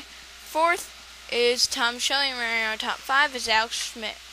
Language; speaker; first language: English; native; English